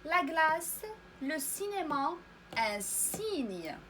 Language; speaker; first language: French; non-native, local second language; Arabic